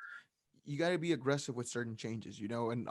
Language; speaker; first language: English; native; English